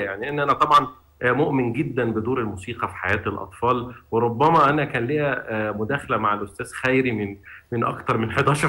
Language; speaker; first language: Arabic; native; Arabic